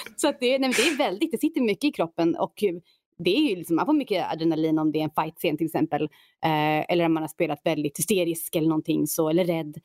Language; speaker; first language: Swedish; native; Swedish